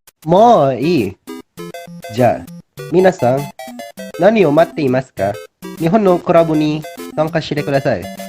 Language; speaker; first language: Japanese; non-native, learner; Indonesian